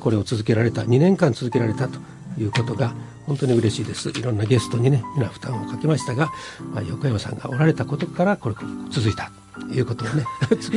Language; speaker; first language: Japanese; native; Japanese